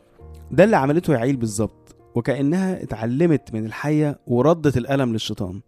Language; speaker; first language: Arabic; native; Arabic